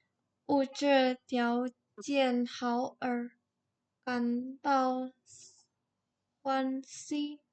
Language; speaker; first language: Chinese; non-native, learner; Indonesian